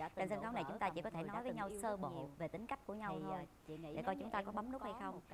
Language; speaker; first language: Vietnamese; native; Vietnamese